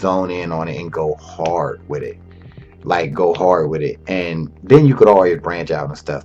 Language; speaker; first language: English; native; English